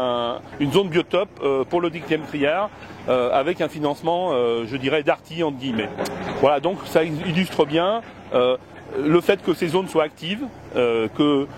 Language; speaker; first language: French; native; French